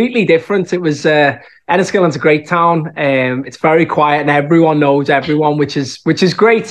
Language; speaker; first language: English; native; English